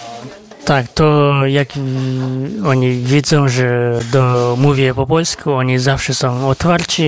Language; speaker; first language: Polish; non-native, fluent; Kazakh